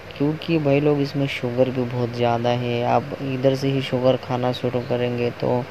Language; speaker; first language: Hindi; non-native, local second language; Marathi